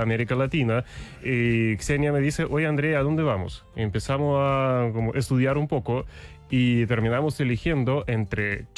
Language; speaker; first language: Spanish; non-native, fluent; Russian